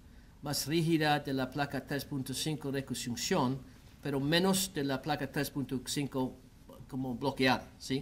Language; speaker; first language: Spanish; non-native, learner; English